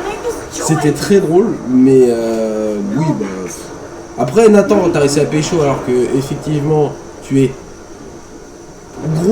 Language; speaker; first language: French; native; French